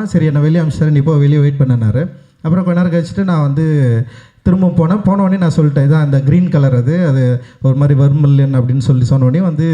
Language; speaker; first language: Tamil; native; Tamil